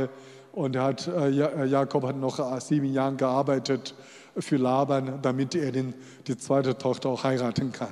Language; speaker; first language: German; non-native, fluent; Chinese